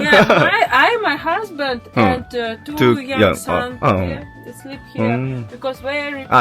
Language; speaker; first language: English; non-native, learner; Russian